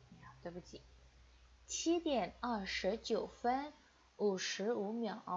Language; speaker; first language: Chinese; non-native, fluent; Indonesian